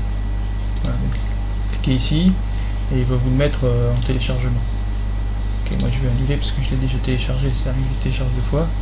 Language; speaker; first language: French; native; French